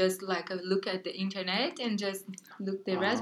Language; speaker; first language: English; non-native, learner; Portuguese